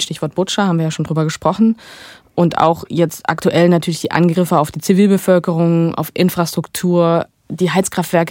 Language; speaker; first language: German; native; German